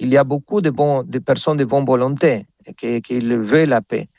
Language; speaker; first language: French; non-native, fluent; Spanish